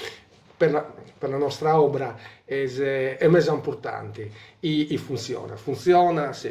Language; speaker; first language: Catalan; non-native, local second language; Italian